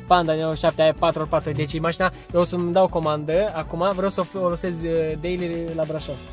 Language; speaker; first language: Romanian; early bilingual, heritage; Romanian